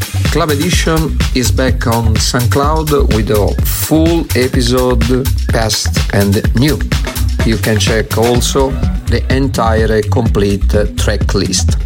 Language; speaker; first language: English; non-native, fluent; Italian